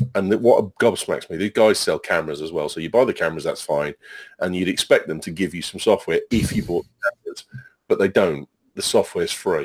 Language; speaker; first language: English; native; English